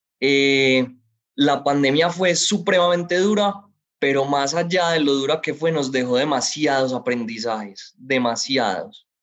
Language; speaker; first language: Spanish; native; Spanish